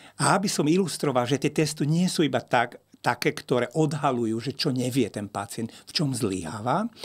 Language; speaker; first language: Slovak; non-native, local second language; Hungarian